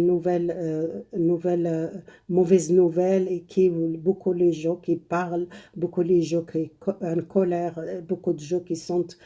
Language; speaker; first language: French; non-native, learner; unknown